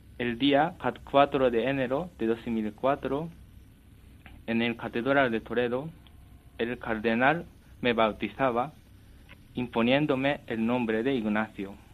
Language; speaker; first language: Spanish; non-native, fluent; Japanese